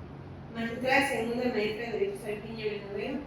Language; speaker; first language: Spanish; native; Spanish